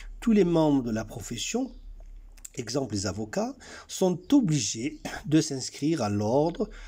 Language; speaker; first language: French; non-native, local second language; Arabic